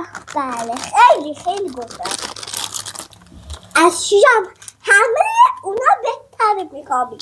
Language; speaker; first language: Persian; non-native, learner; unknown